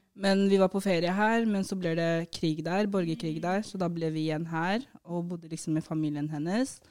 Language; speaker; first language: Norwegian; early bilingual, other home language; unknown